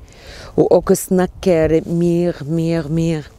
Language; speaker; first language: Norwegian; non-native, learner; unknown